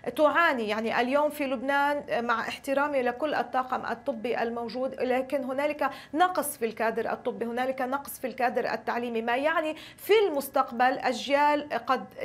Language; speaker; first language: Arabic; native; Arabic